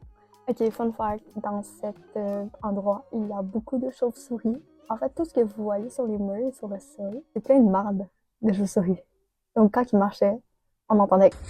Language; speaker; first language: French; native; French